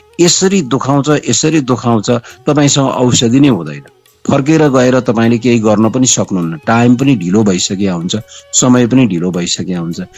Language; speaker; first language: Nepali; native; Nepali